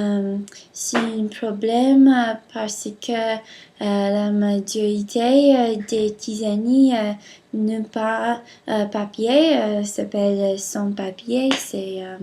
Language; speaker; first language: French; non-native, learner; English